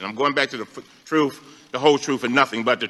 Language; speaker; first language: English; native; English